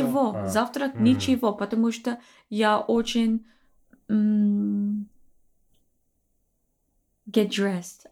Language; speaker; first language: Russian; non-native, learner; English